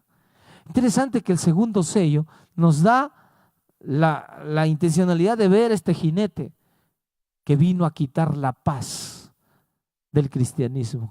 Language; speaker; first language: Spanish; native; Spanish